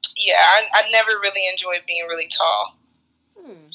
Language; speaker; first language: English; native; English